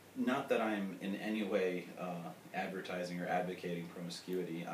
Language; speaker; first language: English; native; English